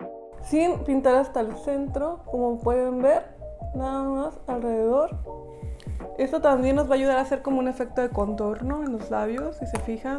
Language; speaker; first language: Spanish; native; Spanish